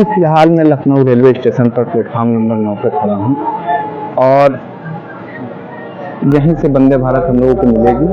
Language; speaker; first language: Hindi; native; Hindi